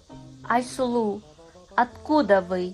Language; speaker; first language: Russian; non-native, fluent; Kazakh